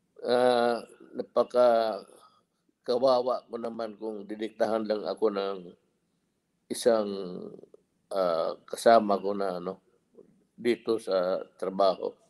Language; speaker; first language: Filipino; non-native, local second language; Cebuano